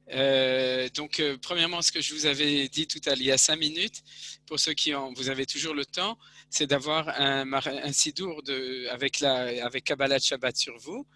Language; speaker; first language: French; native; French